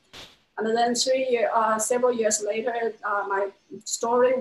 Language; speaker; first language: English; non-native, fluent; Chinese